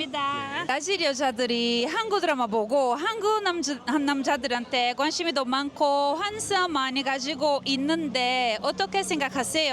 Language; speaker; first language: Korean; non-native, learner; Portuguese